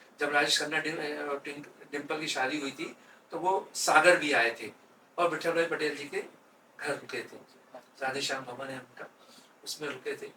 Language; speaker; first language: Hindi; native; Hindi